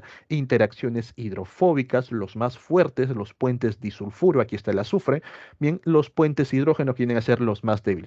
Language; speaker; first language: Spanish; native; Spanish